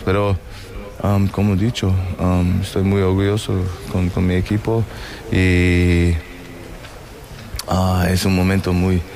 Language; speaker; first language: Spanish; non-native, fluent; German